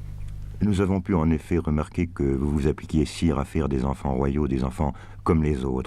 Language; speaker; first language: French; native; French